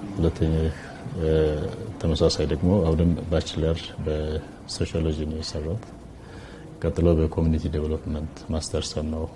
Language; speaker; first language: Amharic; non-native, local second language; Wolaytta